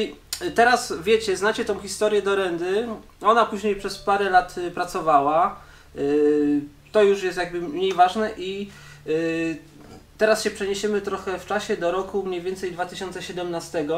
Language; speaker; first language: Polish; native; Polish